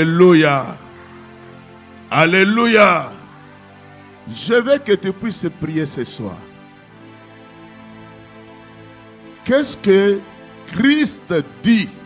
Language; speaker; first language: French; non-native, local second language; Lingala